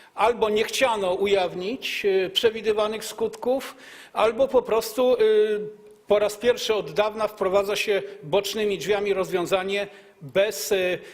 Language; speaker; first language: Polish; native; Polish